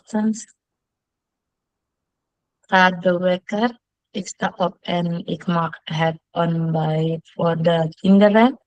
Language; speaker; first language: Dutch; non-native, learner; Indonesian